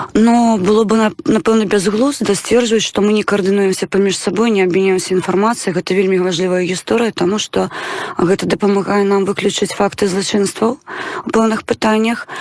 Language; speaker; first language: Belarusian; non-native, local second language; Russian